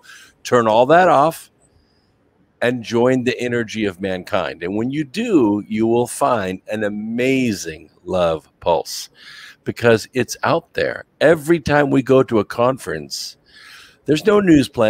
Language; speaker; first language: English; native; English